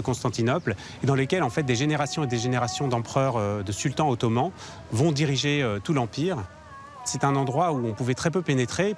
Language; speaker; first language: French; native; French